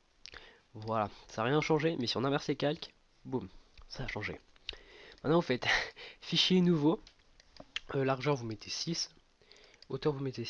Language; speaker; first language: French; native; French